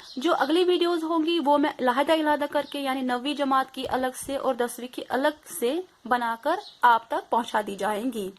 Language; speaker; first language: Urdu; non-native, local second language; Kashmiri